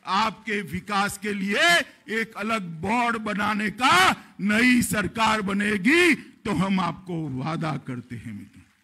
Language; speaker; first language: Hindi; non-native, local second language; Gujarati